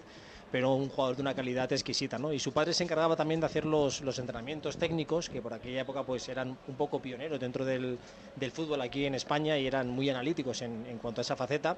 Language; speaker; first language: Spanish; native; Spanish